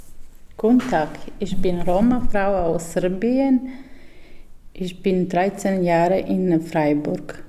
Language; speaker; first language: German; non-native, learner; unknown